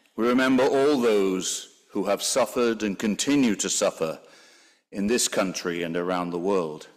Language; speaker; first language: English; native; English